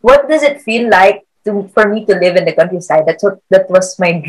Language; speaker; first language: English; non-native, local second language; Filipino